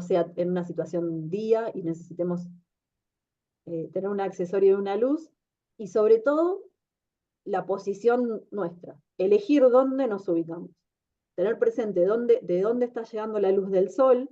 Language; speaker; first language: Spanish; native; Spanish